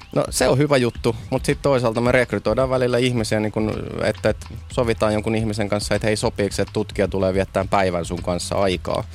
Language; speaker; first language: Finnish; native; Finnish